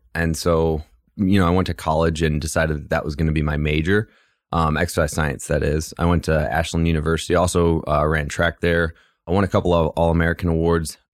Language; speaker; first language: English; native; English